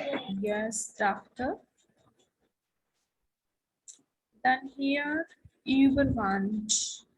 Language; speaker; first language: German; non-native, fluent; Hindi